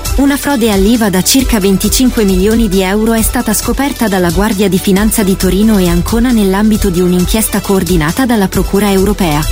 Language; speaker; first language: Italian; native; Italian